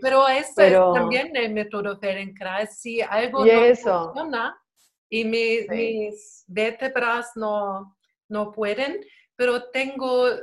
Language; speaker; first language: Spanish; non-native, learner; German